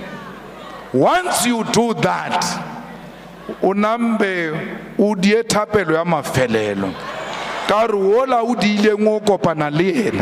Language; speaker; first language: English; non-native, local second language; Northern Sotho